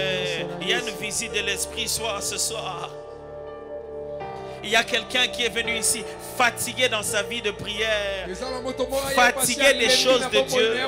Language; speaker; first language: French; non-native, local second language; Lingala